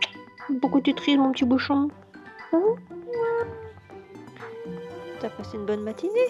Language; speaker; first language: French; native; French